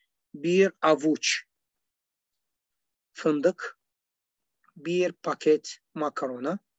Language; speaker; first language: Turkish; non-native, learner; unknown